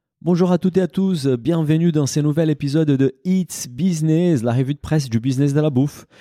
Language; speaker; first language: French; non-native, fluent; Portuguese